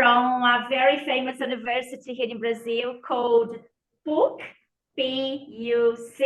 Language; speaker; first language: English; non-native, fluent; Portuguese